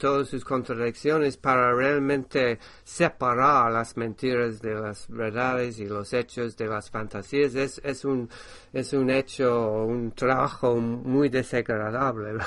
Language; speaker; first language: Spanish; non-native, fluent; English